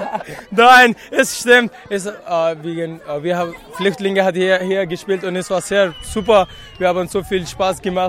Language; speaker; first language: German; non-native, learner; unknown